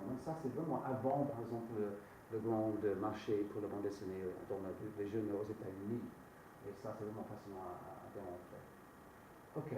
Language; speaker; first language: French; non-native, fluent; English